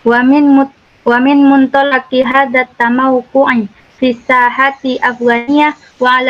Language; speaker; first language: Arabic; non-native, learner; Indonesian